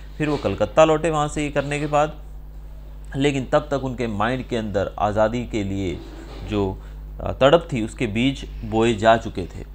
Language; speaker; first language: Hindi; non-native, local second language; Gujarati